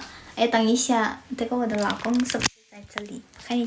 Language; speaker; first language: Chinese; non-native, learner; Indonesian